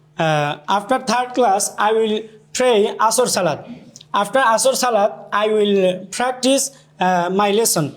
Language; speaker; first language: English; non-native, learner; Bangla